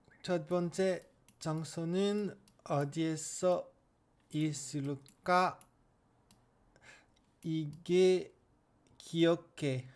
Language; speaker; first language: Korean; non-native, learner; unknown